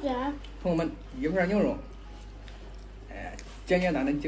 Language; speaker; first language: Chinese; native; Chinese